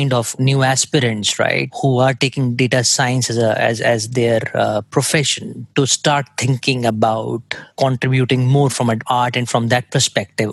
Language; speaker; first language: English; non-native, local second language; Hindi